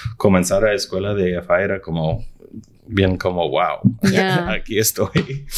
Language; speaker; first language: Spanish; early bilingual, heritage; Spanish